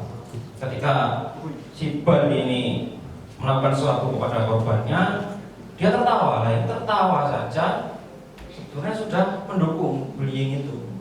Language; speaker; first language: Indonesian; native; Indonesian